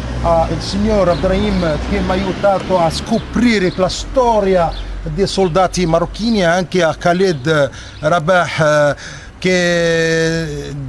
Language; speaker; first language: Italian; non-native, fluent; Arabic